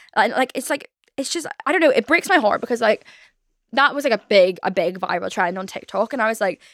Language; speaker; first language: English; native; English